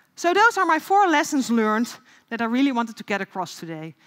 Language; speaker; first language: English; non-native, fluent; Dutch